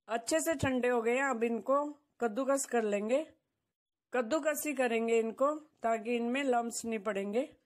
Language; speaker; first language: Hindi; native; Hindi